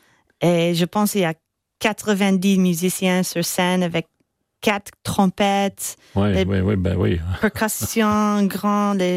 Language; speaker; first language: French; non-native, fluent; English